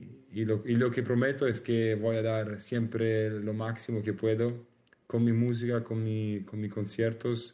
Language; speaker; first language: Spanish; non-native, learner; Italian